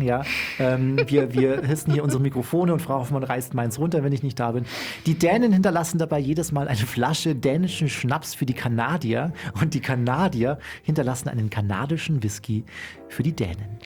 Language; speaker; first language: German; native; German